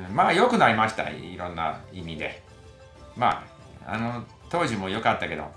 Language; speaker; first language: Japanese; non-native, fluent; English